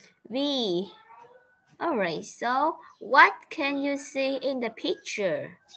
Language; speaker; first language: English; non-native, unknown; Vietnamese